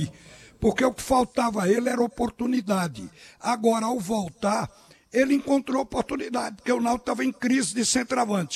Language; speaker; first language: Portuguese; native; Portuguese